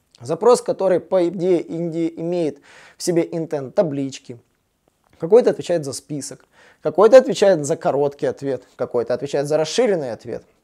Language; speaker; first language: Russian; native; Russian